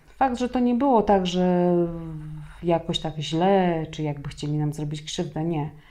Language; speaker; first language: Polish; native; Polish